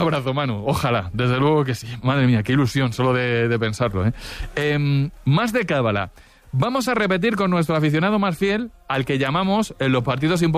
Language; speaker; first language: Spanish; native; Spanish